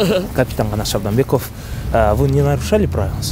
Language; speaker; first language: Russian; non-native, local second language; Kyrgyz